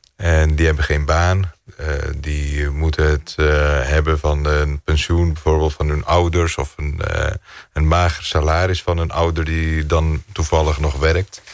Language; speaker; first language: Dutch; non-native, fluent; Greek